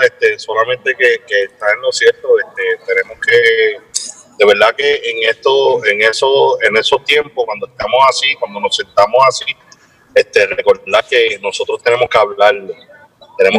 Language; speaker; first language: Spanish; early bilingual, heritage; Spanish